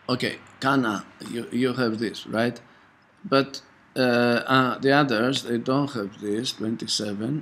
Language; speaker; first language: English; non-native, fluent; Greek